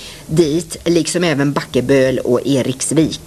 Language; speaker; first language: Swedish; native; Swedish